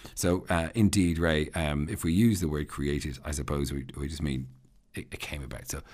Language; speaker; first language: English; native; English